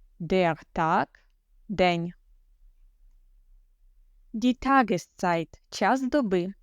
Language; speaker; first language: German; non-native, fluent; Ukrainian